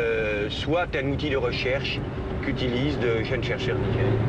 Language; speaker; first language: French; native; French